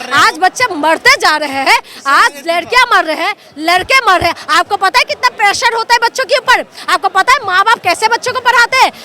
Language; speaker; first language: Hindi; non-native, local second language; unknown